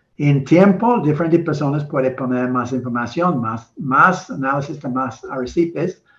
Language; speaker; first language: Spanish; non-native, learner; English